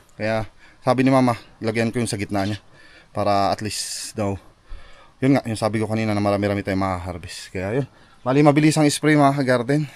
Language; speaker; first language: Filipino; non-native, local second language; Iloko